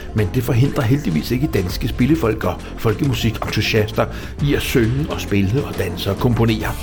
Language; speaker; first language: Danish; native; Danish